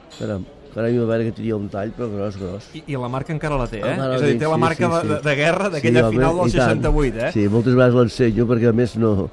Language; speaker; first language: Catalan; native; Catalan